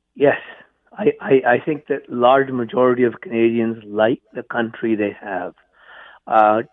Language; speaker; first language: English; non-native, local second language; Punjabi